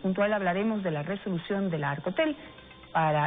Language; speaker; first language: Spanish; native; Spanish